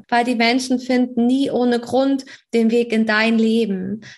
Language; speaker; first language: German; native; German